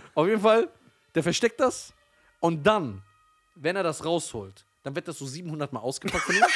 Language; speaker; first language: German; early bilingual, heritage; Persian